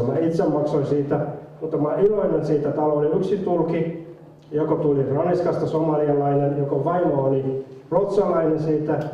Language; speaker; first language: Finnish; non-native, fluent; Somali